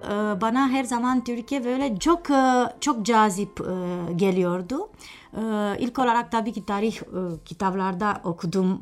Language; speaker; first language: Turkish; non-native, fluent; Romanian